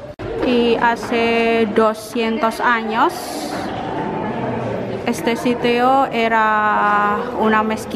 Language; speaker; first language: Spanish; non-native, learner; Indonesian